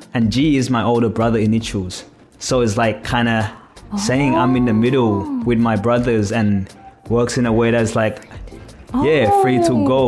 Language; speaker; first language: English; non-native, fluent; Thai